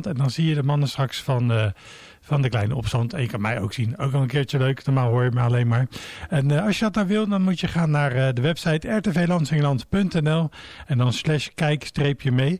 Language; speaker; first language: Dutch; native; Dutch